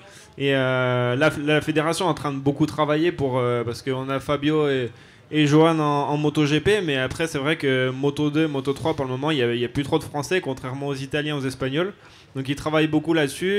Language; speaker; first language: French; native; French